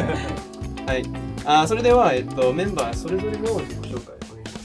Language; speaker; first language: Japanese; non-native, learner; English